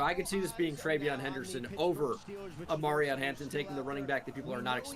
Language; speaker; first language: English; native; English